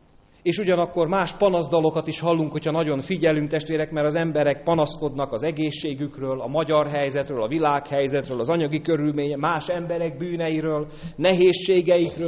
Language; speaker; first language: Hungarian; native; Hungarian